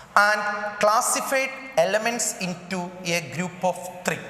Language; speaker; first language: English; non-native, local second language; Malayalam